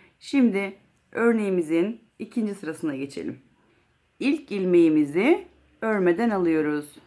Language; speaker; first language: Turkish; native; Turkish